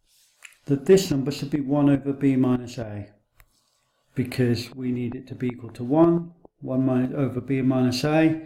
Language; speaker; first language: English; native; English